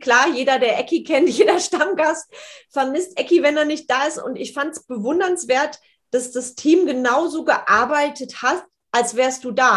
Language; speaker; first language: German; native; German